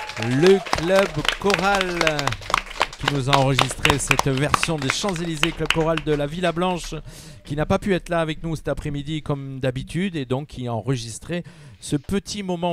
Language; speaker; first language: French; native; French